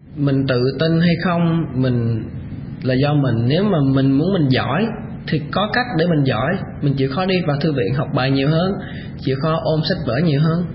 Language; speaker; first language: Vietnamese; native; Vietnamese